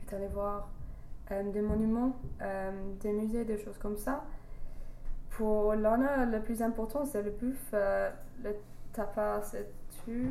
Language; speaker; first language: French; non-native, learner; English